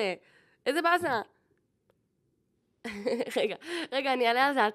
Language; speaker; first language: Hebrew; native; Hebrew